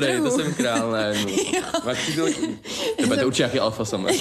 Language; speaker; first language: Czech; native; Czech